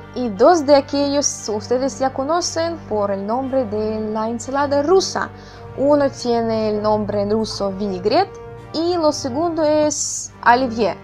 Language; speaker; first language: Spanish; non-native, fluent; Russian